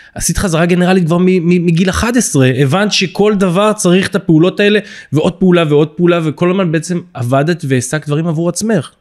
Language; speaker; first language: Hebrew; native; Hebrew